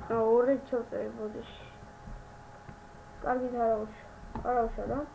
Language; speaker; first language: Georgian; native; Georgian